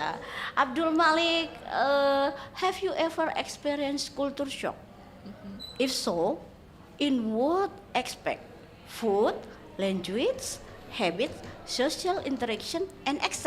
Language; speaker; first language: English; non-native, learner; Indonesian